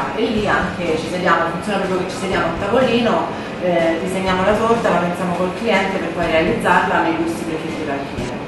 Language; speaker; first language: Italian; native; Italian